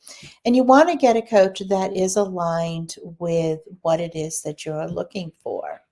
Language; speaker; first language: English; native; English